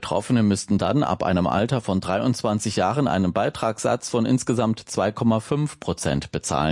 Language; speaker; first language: German; native; German